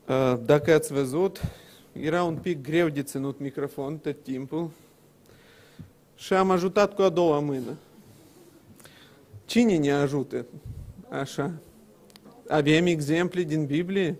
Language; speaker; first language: Romanian; non-native, local second language; Russian